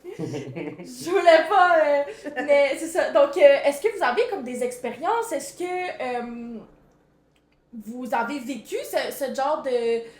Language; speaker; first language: French; native; French